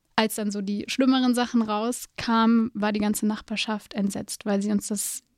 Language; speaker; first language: German; native; German